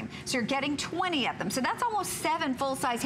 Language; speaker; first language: English; native; English